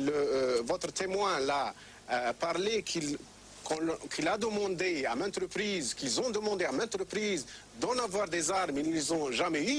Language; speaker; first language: French; non-native, local second language; Arabic